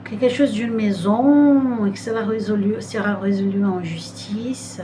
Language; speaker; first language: French; non-native, fluent; Portuguese